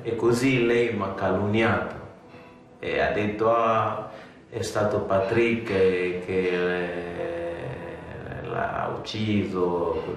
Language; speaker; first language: Italian; non-native, fluent; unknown